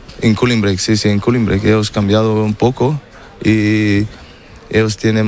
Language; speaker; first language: Spanish; non-native, learner; German